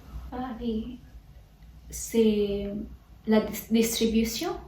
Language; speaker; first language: French; non-native, learner; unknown